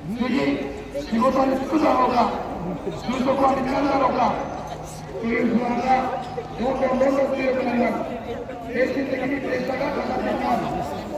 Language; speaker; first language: Japanese; non-native, fluent; Marathi